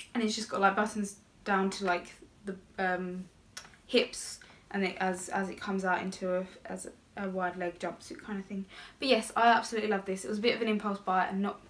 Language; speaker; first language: English; native; English